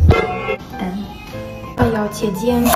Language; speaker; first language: Chinese; non-native, learner; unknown